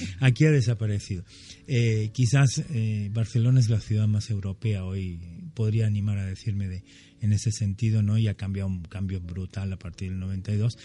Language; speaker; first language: Spanish; non-native, fluent; German